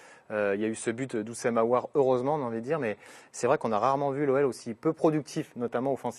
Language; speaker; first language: French; native; French